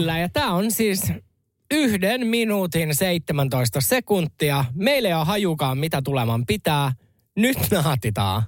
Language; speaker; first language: Finnish; native; Finnish